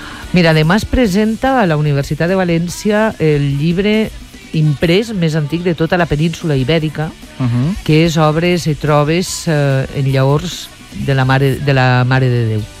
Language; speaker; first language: Catalan; native; Catalan